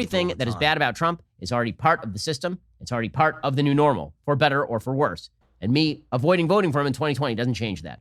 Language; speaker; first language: English; native; English